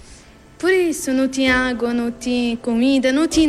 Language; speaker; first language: Portuguese; non-native, learner; Arabic